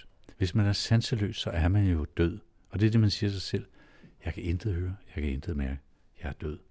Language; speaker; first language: Danish; native; Danish